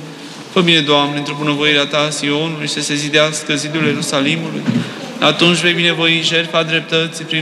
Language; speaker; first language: Romanian; native; Romanian